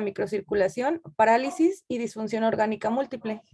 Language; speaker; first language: Spanish; native; Spanish